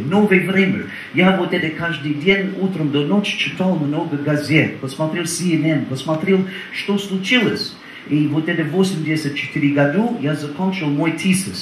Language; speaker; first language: Russian; non-native, learner; English